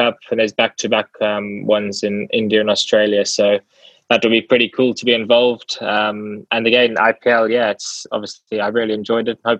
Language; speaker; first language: English; native; English